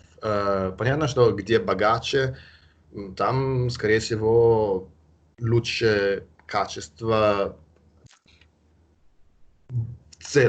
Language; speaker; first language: Russian; non-native, fluent; Italian